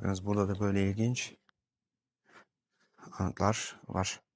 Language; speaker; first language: Turkish; native; Turkish